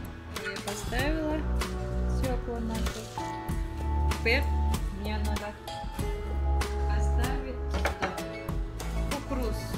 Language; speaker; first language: Russian; non-native, learner; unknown